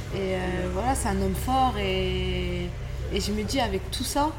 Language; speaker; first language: French; native; French